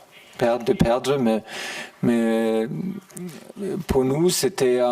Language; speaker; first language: French; non-native, fluent; German